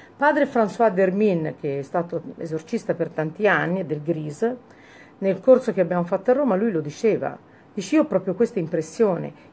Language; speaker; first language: Italian; native; Italian